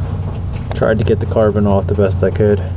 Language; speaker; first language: English; native; English